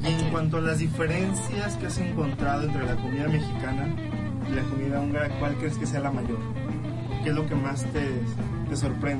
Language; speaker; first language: Spanish; native; Spanish